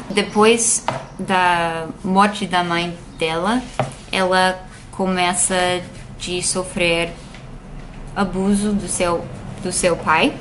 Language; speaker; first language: Portuguese; non-native, fluent; English